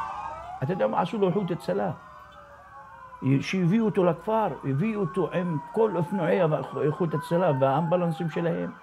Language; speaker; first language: Hebrew; non-native, local second language; Arabic